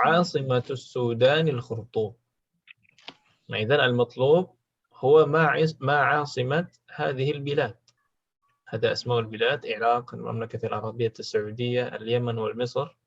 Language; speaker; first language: Arabic; non-native, fluent; Indonesian